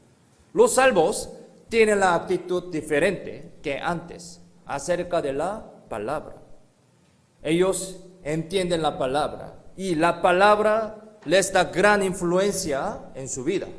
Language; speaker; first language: Spanish; non-native, learner; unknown